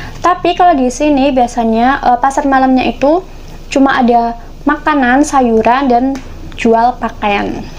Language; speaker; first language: Indonesian; native; Indonesian